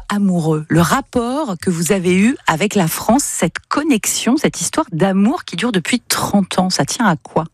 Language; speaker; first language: French; native; French